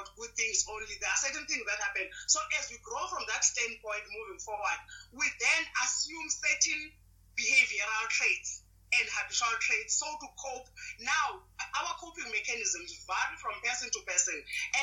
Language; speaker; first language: English; non-native, local second language; Xhosa